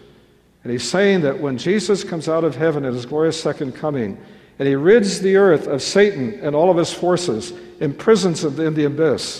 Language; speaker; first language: English; native; English